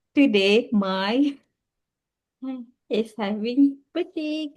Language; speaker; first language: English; non-native, learner; Indonesian